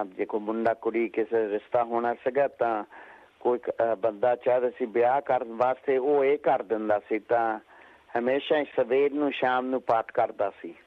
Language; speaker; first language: Punjabi; early bilingual, heritage; Punjabi